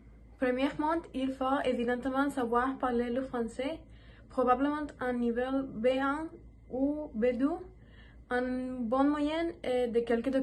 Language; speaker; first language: French; non-native, learner; Spanish